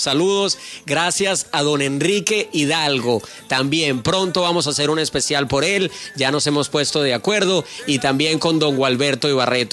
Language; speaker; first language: Spanish; native; Spanish